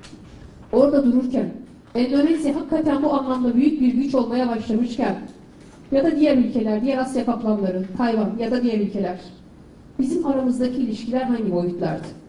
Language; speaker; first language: Turkish; native; Turkish